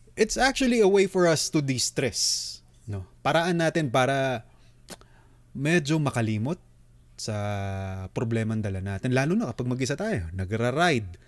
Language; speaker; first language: Filipino; native; Filipino